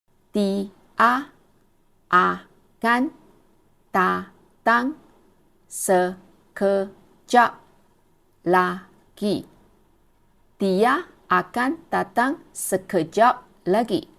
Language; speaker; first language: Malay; non-native, local second language; Chinese